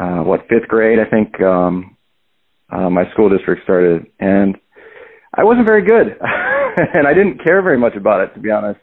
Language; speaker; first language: English; native; English